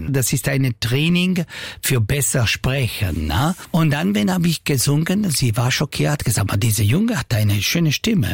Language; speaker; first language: German; non-native, local second language; Italian